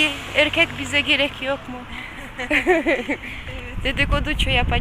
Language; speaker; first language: Turkish; non-native, learner; Russian